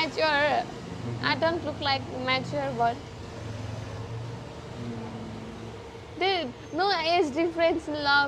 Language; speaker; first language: English; non-native, learner; Nepali